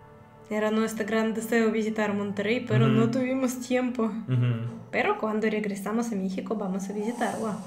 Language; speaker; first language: Spanish; non-native, learner; Russian